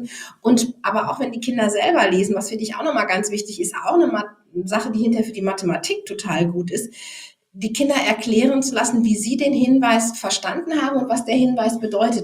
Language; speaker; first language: German; native; German